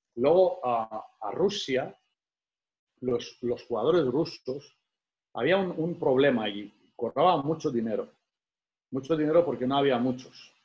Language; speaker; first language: Spanish; non-native, fluent; Greek